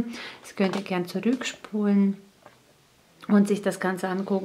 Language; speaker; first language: German; native; German